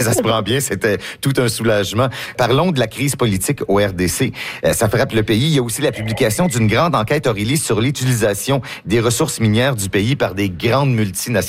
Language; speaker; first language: French; native; French